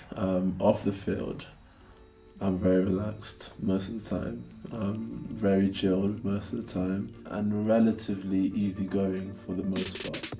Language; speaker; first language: English; native; English